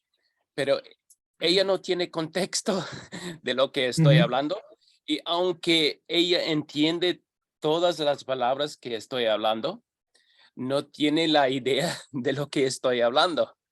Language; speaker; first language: Spanish; non-native, fluent; English